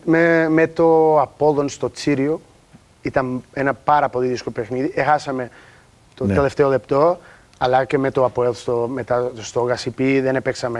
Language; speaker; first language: Greek; non-native, learner; Portuguese